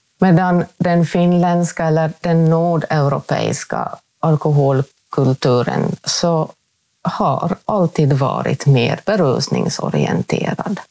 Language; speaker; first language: Swedish; native; Swedish